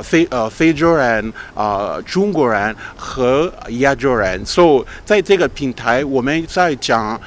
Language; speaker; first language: Chinese; non-native, fluent; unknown